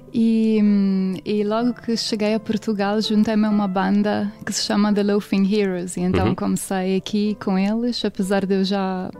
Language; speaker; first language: Portuguese; non-native, fluent; Italian